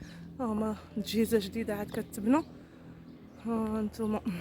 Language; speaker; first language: Arabic; native; Arabic